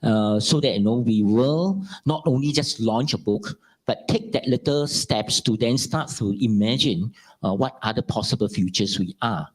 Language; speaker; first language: English; non-native, local second language; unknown